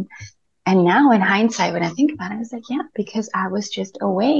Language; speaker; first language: English; non-native, fluent; Spanish